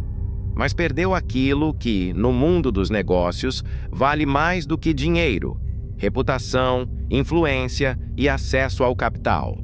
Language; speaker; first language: Portuguese; native; Portuguese